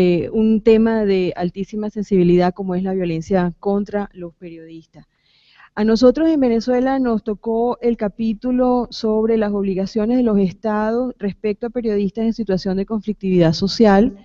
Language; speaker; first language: Spanish; native; Spanish